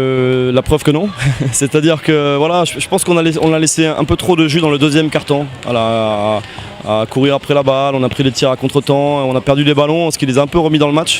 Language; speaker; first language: French; native; French